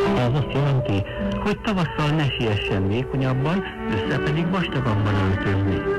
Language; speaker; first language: Hungarian; non-native, fluent; Chinese